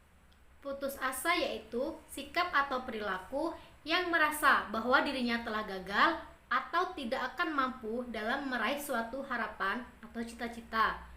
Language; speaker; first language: Indonesian; native; Indonesian